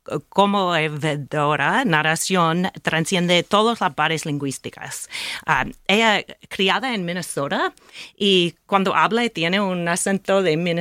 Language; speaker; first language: Spanish; non-native, learner; English